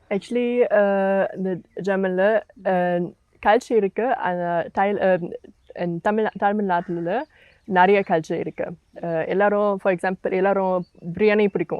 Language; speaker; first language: Tamil; non-native, learner; German